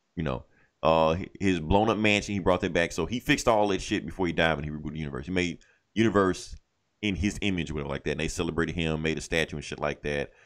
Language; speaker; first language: English; native; English